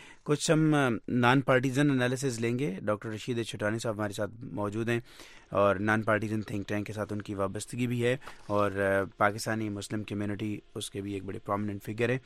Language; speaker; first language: Urdu; native; Urdu